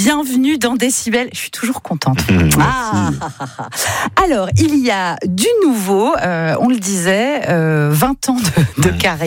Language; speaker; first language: French; native; French